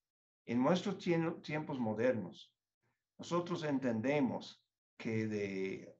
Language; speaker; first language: Spanish; non-native, fluent; English